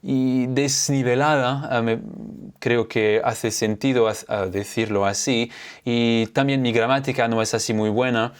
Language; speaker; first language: Spanish; non-native, fluent; French